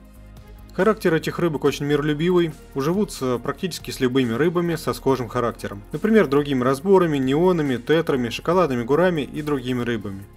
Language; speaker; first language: Russian; native; Russian